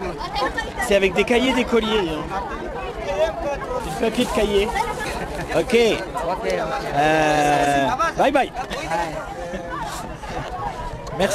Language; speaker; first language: French; native; French